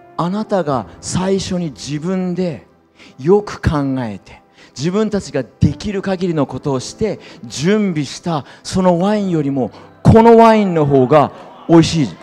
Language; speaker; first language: Japanese; early bilingual, heritage; Japanese